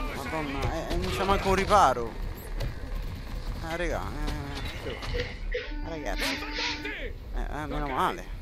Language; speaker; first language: Italian; native; Italian